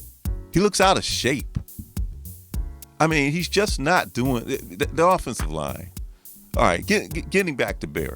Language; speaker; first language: English; native; English